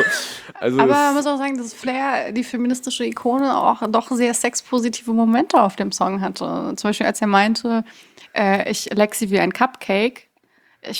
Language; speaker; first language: German; early bilingual, other home language; Persian